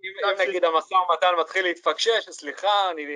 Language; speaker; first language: Hebrew; native; Hebrew